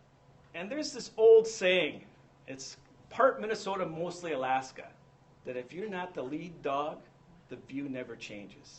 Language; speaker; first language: English; native; English